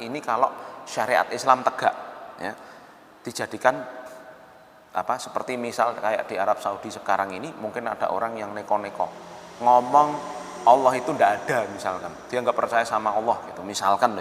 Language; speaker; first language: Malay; non-native, local second language; Javanese